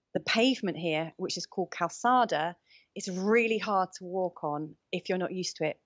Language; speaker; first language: English; native; English